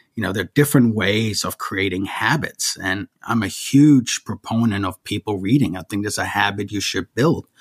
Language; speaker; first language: English; early bilingual, other home language; German